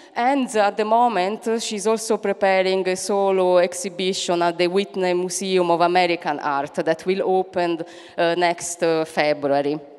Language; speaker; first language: English; non-native, fluent; Italian